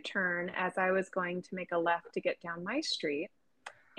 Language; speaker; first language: English; native; English